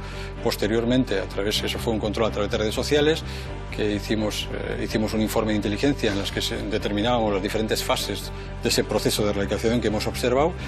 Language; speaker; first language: Spanish; native; Spanish